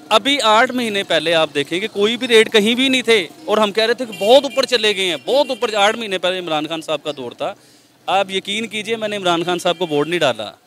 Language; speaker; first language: Urdu; non-native, local second language; Punjabi